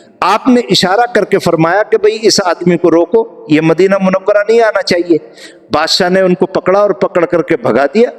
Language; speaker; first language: Urdu; native; Urdu